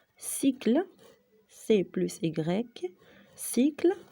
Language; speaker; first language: French; non-native, local second language; Arabic